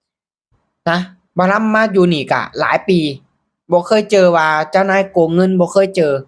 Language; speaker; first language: Thai; non-native, local second language; Northeastern Thai